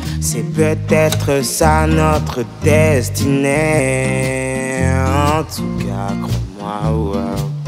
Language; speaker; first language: French; early bilingual, other home language; Fula